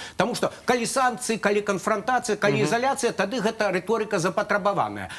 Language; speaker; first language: Belarusian; native; Belarusian